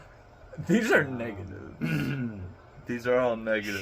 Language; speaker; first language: English; native; English